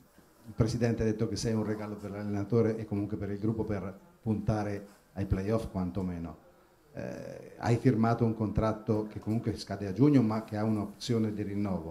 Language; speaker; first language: Italian; native; Italian